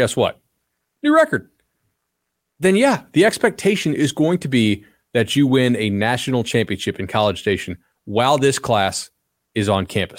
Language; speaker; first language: English; native; English